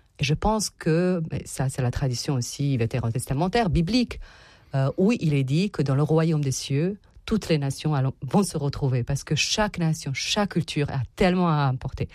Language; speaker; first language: French; non-native, fluent; Serbian